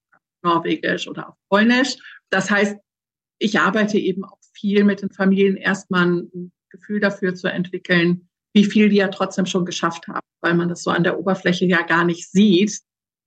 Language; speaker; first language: German; native; German